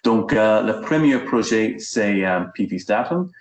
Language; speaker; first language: French; non-native, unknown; English